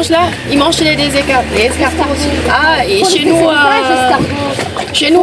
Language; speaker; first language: French; non-native, fluent; Thai